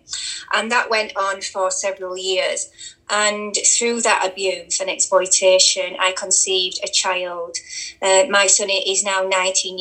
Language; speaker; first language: English; native; English